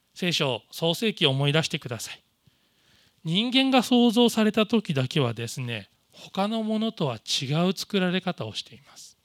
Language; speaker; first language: Japanese; native; Japanese